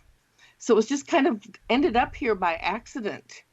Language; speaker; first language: English; native; English